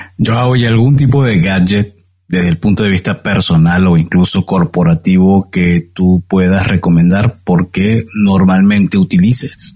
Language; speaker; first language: Spanish; native; Spanish